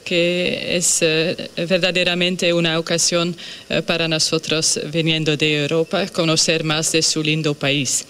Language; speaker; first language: Spanish; non-native, fluent; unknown